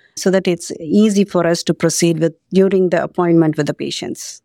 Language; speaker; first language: English; non-native, local second language; Tamil